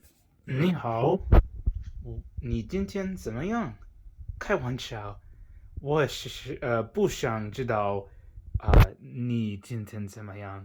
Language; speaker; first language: Chinese; non-native, learner; English